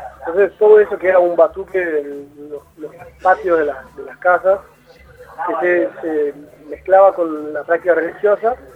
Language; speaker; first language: Spanish; non-native, fluent; Portuguese